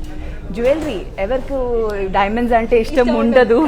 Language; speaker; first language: Telugu; non-native, local second language; Tamil